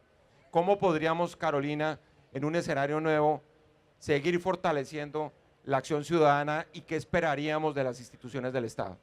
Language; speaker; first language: Spanish; native; Spanish